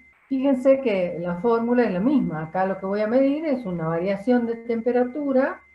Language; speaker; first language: Spanish; native; Spanish